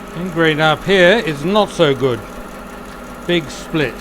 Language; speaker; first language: English; native; English